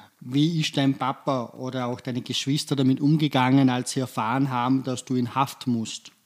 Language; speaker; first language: German; native; German